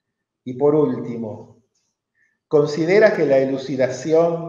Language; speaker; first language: Spanish; native; Spanish